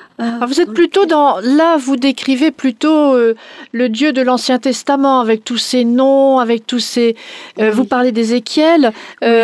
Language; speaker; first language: French; native; French